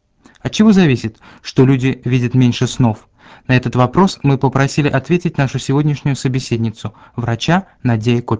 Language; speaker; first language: Russian; native; Russian